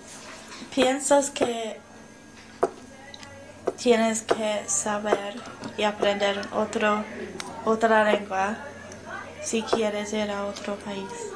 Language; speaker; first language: Spanish; non-native, learner; English